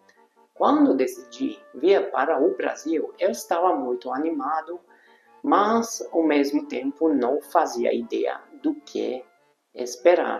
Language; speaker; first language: Portuguese; non-native, fluent; Hungarian